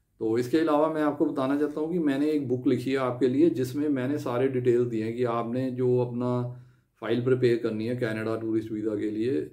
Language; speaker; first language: Hindi; non-native, local second language; Punjabi